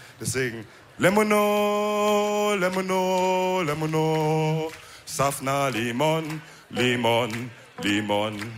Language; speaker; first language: German; early bilingual, other home language; Wolof